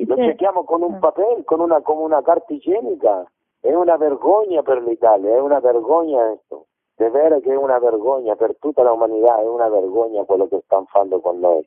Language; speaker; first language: Italian; non-native, learner; Spanish